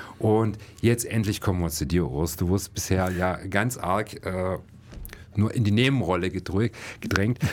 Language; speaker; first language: German; native; German